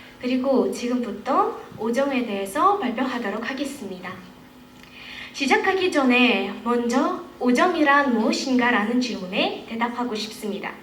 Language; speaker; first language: Korean; non-native, fluent; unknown